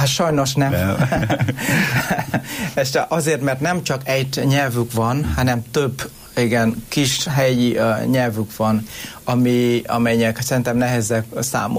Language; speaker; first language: Hungarian; non-native, learner; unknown